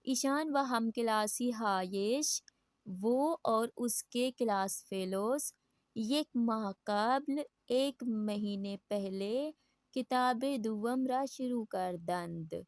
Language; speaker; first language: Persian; non-native, fluent; Urdu